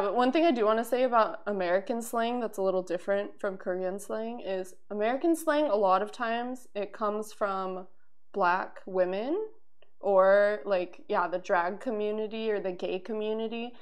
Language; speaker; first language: English; native; English